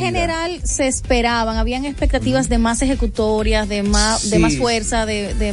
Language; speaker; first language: Spanish; native; Spanish